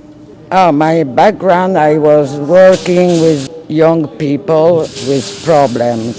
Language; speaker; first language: English; non-native, learner; French